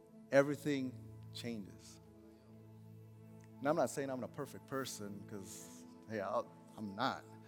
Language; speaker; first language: English; early bilingual, other home language; Spanish